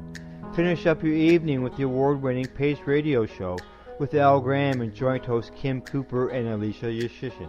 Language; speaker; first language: English; native; English